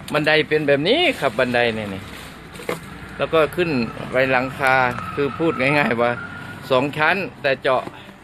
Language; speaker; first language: Thai; native; Thai